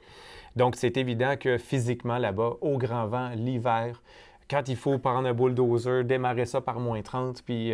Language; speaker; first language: French; native; French